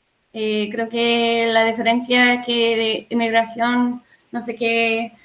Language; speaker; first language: Spanish; non-native, learner; English